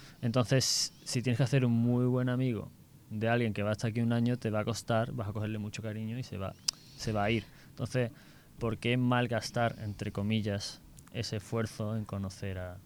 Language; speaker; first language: Spanish; native; Spanish